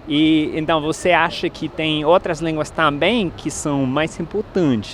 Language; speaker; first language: Portuguese; non-native, fluent; English